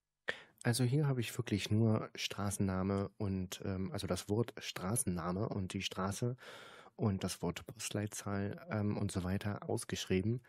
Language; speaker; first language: German; native; German